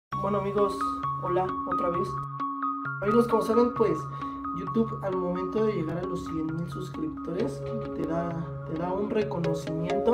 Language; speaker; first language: Spanish; native; Spanish